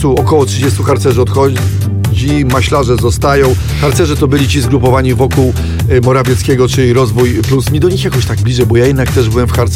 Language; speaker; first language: Polish; native; Polish